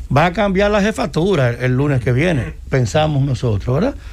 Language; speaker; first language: Spanish; native; Spanish